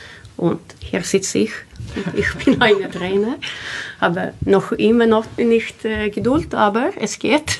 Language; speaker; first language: German; non-native, learner; Swedish